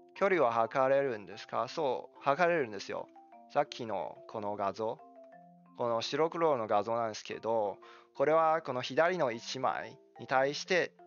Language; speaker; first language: Japanese; non-native, fluent; Chinese